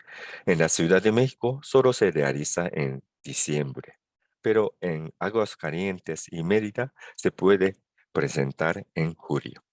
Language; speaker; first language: Spanish; non-native, fluent; Japanese